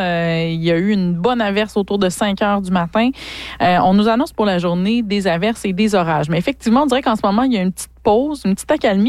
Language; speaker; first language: French; native; French